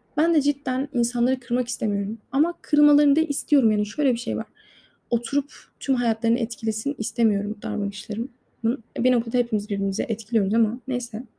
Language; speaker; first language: Turkish; native; Turkish